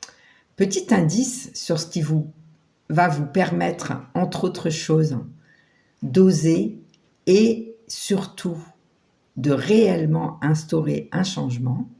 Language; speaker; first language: French; native; French